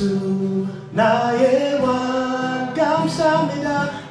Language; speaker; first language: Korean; non-native, learner; English